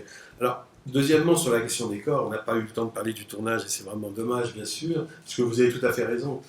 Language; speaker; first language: French; native; French